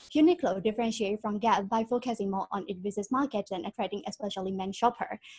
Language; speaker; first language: English; non-native, fluent; Burmese